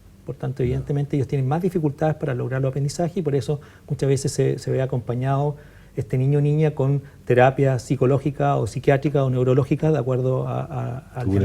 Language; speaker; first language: Spanish; native; Spanish